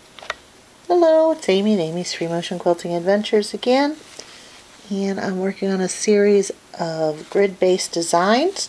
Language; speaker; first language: English; native; English